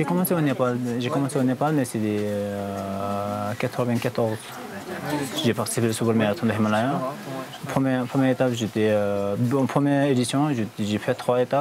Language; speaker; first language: French; non-native, fluent; Sherpa